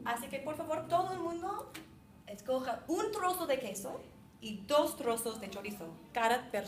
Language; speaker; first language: Spanish; non-native, fluent; English